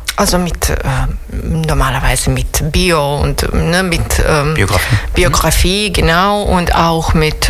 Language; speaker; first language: German; non-native, fluent; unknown